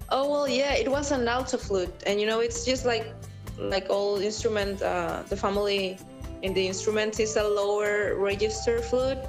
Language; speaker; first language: English; non-native, fluent; Spanish